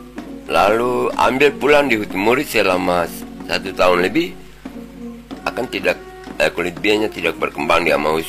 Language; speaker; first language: Indonesian; non-native, local second language; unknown